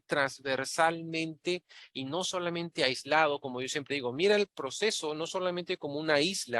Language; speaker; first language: Spanish; native; Spanish